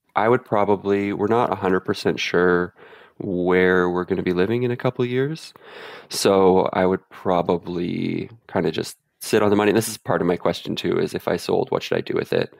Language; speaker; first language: English; native; English